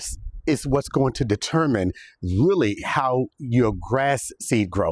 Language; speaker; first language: English; native; English